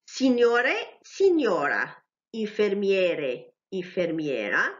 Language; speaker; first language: Italian; non-native, fluent; Arabic